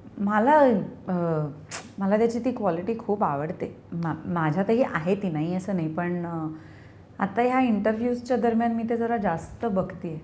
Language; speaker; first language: Marathi; native; Marathi